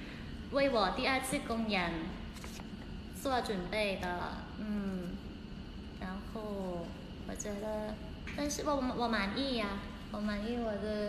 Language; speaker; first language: Chinese; non-native, learner; Thai